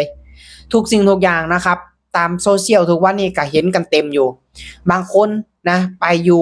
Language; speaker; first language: Thai; non-native, local second language; Northeastern Thai